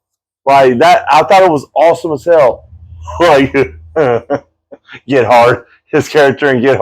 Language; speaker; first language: English; native; English